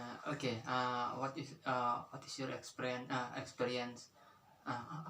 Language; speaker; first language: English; non-native, learner; Indonesian